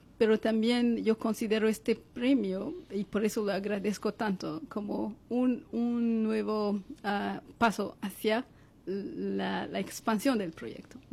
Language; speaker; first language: Spanish; non-native, fluent; Kinyarwanda